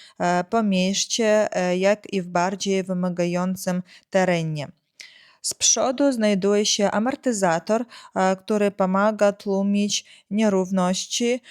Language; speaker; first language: Polish; non-native, fluent; Ukrainian